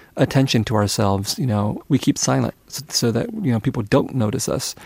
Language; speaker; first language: English; early bilingual, other home language; Vietnamese